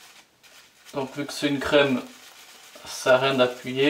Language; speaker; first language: French; native; French